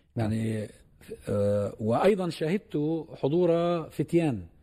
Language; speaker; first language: Arabic; native; Arabic